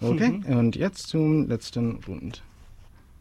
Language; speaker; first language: German; non-native, learner; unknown